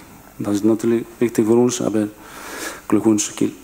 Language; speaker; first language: German; non-native, fluent; Icelandic